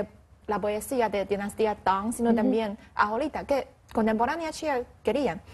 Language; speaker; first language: Spanish; non-native, learner; Chinese